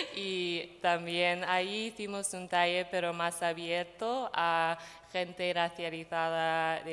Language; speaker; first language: Spanish; non-native, fluent; English